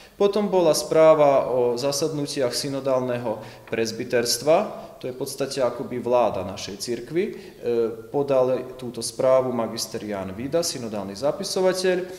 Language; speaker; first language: Slovak; native; Slovak